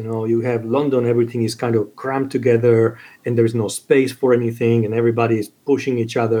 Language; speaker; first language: English; non-native, fluent; Italian